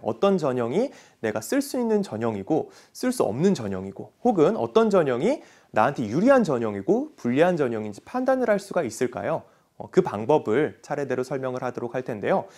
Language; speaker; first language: Korean; native; Korean